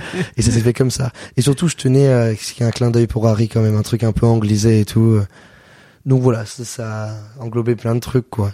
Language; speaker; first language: French; native; French